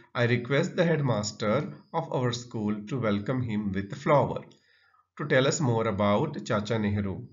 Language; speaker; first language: English; non-native, local second language; Marathi